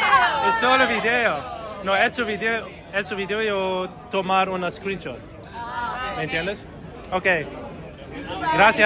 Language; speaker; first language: Spanish; non-native, learner; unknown